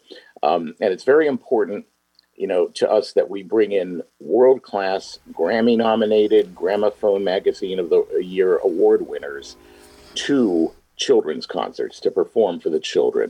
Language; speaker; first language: English; native; English